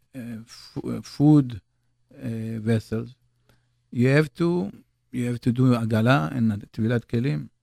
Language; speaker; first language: English; non-native, fluent; Hebrew